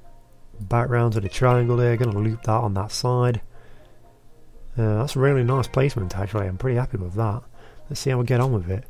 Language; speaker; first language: English; native; English